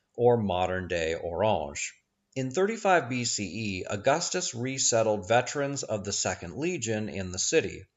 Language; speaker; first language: English; native; English